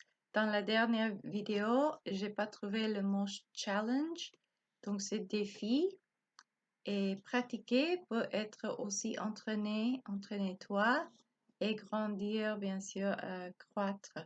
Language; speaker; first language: French; non-native, learner; Spanish